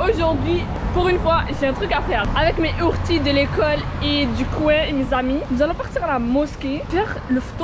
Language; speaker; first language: French; native; French